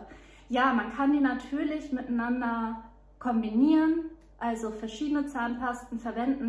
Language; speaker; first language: German; native; German